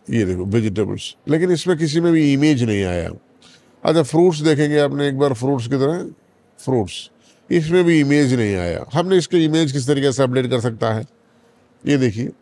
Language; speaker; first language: Hindi; non-native, local second language; Malayalam